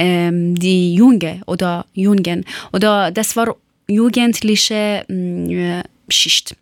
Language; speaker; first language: German; non-native, learner; Persian